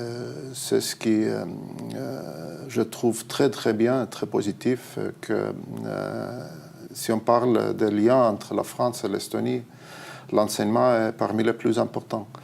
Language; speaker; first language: French; non-native, fluent; Estonian